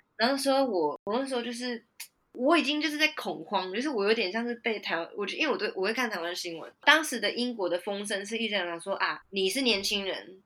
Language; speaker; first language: Chinese; native; Chinese